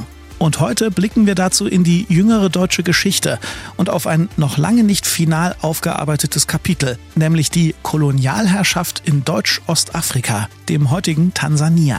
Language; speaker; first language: German; native; German